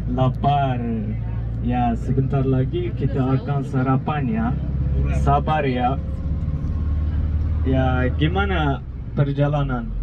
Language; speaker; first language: Indonesian; non-native, fluent; Turkish